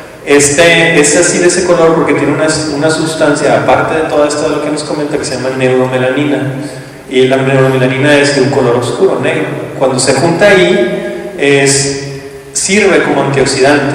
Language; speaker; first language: Spanish; native; Spanish